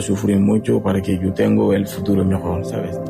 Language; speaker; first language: Spanish; non-native, learner; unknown